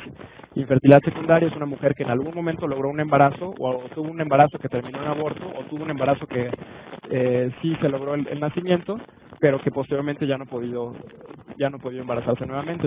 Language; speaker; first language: Spanish; native; Spanish